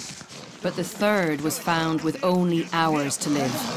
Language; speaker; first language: English; native; English